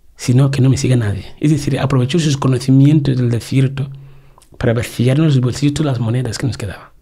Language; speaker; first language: Spanish; non-native, fluent; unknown